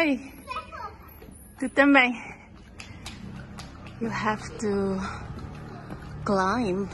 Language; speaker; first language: Indonesian; non-native, local second language; Tetum